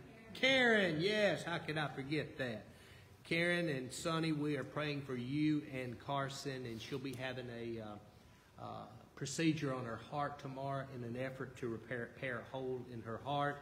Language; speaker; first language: English; native; English